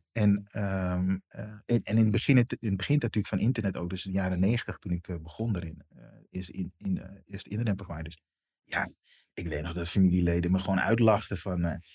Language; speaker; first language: Dutch; native; Dutch